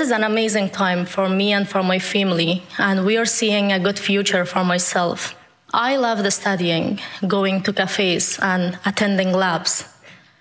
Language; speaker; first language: English; non-native, fluent; Persian